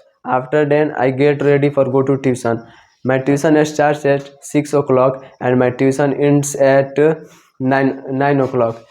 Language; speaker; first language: English; non-native, learner; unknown